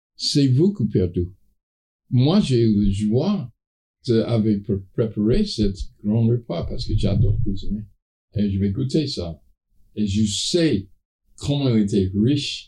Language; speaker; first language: French; non-native, fluent; English